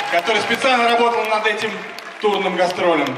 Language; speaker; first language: Russian; native; Russian